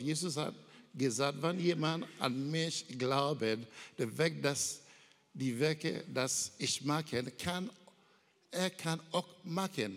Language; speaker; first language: German; non-native, learner; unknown